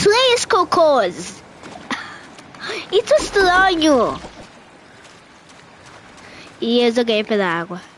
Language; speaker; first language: Portuguese; early bilingual, heritage; Portuguese